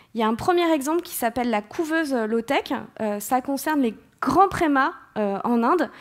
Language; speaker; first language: French; native; French